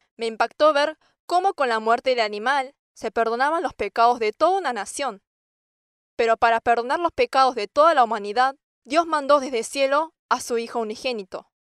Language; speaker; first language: Spanish; non-native, fluent; English